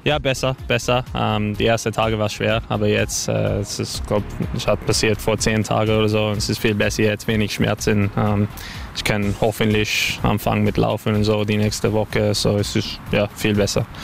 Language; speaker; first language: German; non-native, learner; English